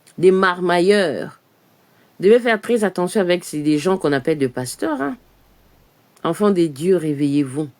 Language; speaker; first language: French; non-native, local second language; Lingala